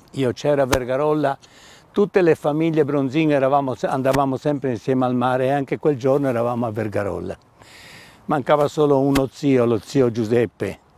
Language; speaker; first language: Italian; native; Italian